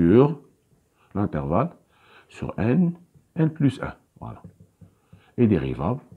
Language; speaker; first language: French; non-native, local second language; Arabic